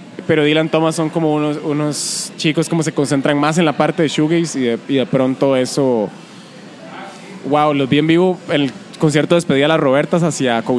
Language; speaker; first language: Spanish; native; Spanish